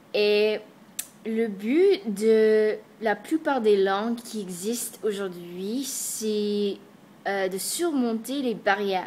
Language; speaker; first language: French; non-native, fluent; English